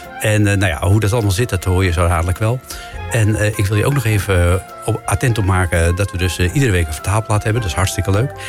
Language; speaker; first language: Dutch; native; Dutch